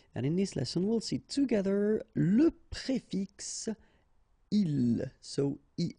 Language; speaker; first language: French; native; French